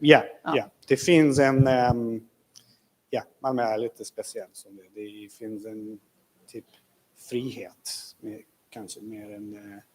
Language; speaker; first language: Swedish; non-native, fluent; English